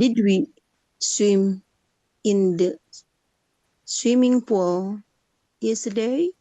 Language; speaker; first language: English; non-native, learner; Indonesian